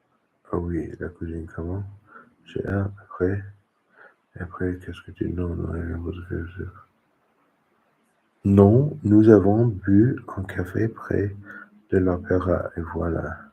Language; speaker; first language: French; non-native, learner; English